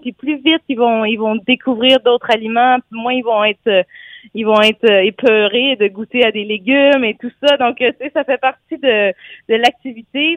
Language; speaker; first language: French; native; French